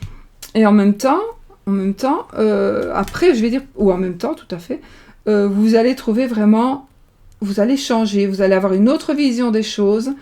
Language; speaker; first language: French; native; French